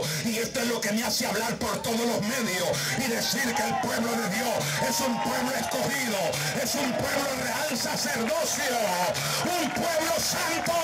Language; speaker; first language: Spanish; native; Spanish